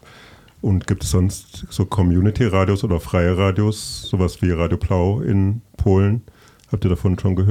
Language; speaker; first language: German; native; German